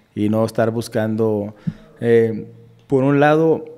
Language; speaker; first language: Spanish; native; Spanish